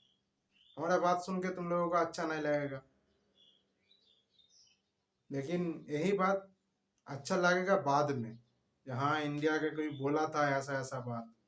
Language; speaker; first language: Hindi; non-native, local second language; Bangla